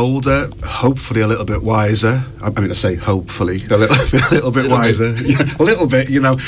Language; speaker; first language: English; native; English